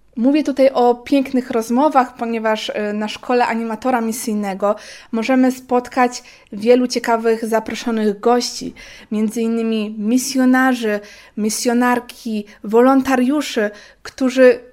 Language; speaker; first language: Polish; native; Polish